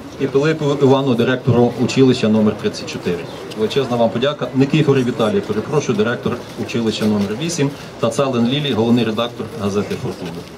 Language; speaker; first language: Ukrainian; native; Ukrainian